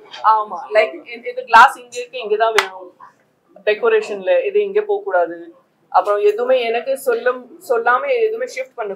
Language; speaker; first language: Tamil; non-native, local second language; Gujarati